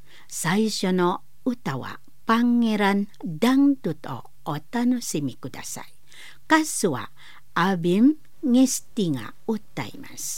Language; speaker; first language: Japanese; non-native, learner; Indonesian